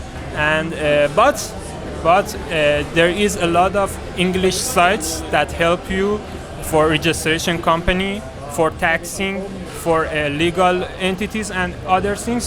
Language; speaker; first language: English; non-native, learner; Persian